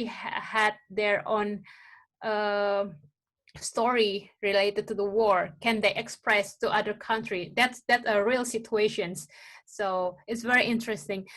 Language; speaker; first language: English; non-native, local second language; Indonesian